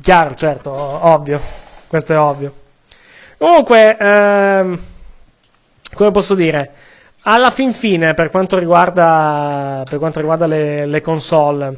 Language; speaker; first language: Italian; native; Italian